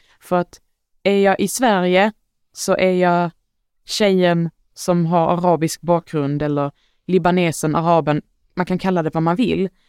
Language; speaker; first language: Swedish; early bilingual, other home language; Arabic